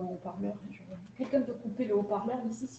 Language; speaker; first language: French; native; French